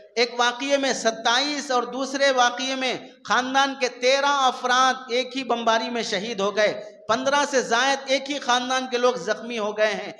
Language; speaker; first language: Urdu; native; Urdu